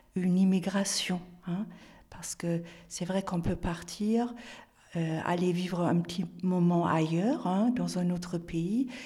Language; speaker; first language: French; non-native, fluent; German